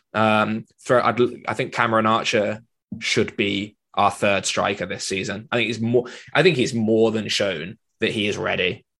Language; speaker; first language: English; native; English